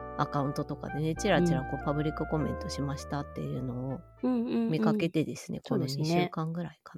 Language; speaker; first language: Japanese; native; Japanese